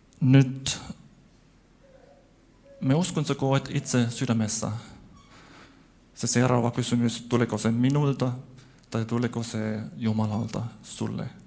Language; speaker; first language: Finnish; non-native, fluent; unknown